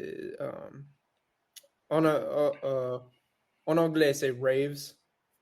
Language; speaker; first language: French; non-native, learner; English